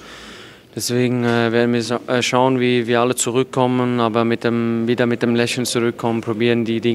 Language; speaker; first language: German; native; German